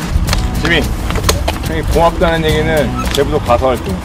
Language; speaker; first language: Korean; native; Korean